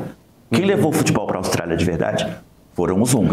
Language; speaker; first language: Portuguese; native; Portuguese